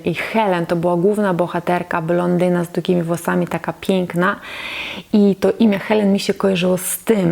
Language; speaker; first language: Polish; non-native, fluent; Russian